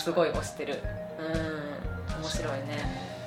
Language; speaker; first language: Japanese; native; Japanese